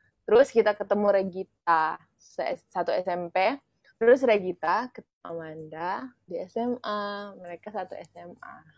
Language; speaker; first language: Indonesian; native; Indonesian